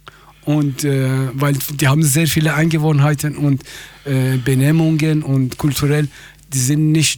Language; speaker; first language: German; non-native, fluent; Persian